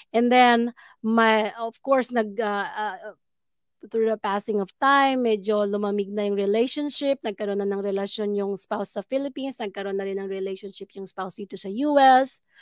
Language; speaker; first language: Filipino; native; Filipino